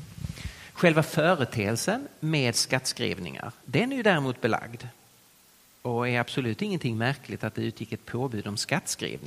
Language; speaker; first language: Swedish; native; Swedish